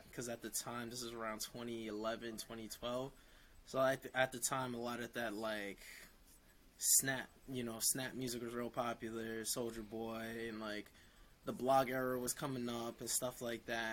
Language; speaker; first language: English; native; English